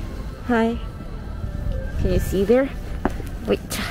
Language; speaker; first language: English; non-native, learner; Korean